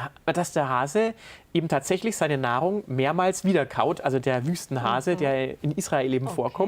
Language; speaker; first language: German; native; German